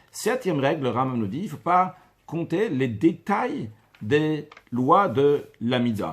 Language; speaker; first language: French; native; French